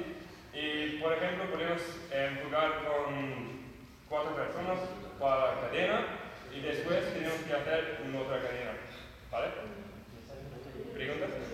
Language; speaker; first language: Spanish; non-native, learner; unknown